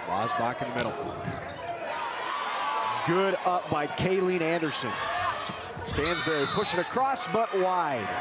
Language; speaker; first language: English; native; English